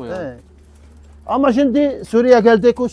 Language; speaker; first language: Turkish; non-native, learner; Arabic